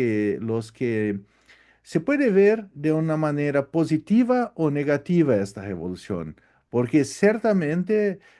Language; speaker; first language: Spanish; non-native, learner; Portuguese